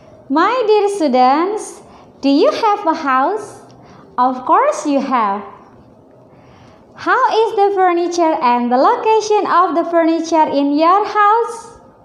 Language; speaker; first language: English; non-native, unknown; Indonesian